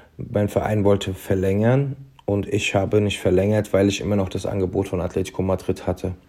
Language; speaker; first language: German; early bilingual, other home language; Turkish